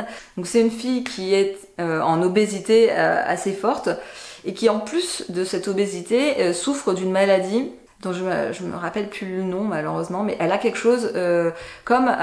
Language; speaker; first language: French; native; French